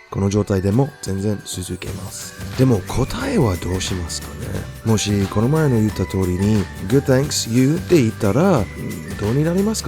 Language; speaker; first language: Japanese; non-native, fluent; English